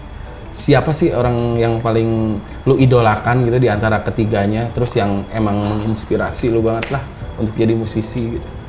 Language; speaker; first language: Indonesian; native; Indonesian